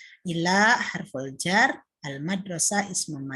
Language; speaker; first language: Arabic; non-native, fluent; Indonesian